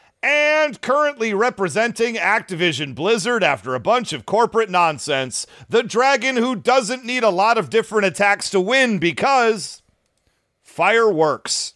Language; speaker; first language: English; native; English